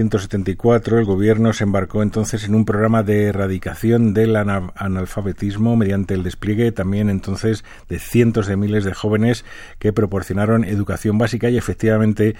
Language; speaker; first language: Spanish; native; Spanish